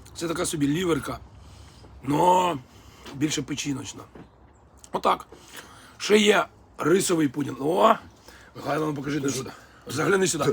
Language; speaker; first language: Ukrainian; native; Ukrainian